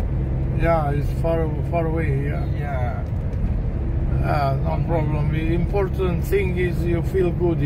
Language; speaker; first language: English; non-native, fluent; Romanian